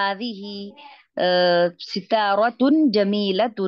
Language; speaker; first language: Arabic; non-native, learner; Urdu